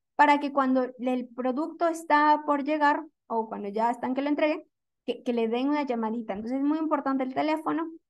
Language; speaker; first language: Spanish; native; Spanish